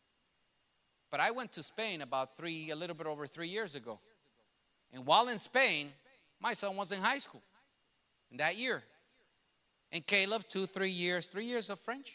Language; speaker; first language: English; early bilingual, other home language; Spanish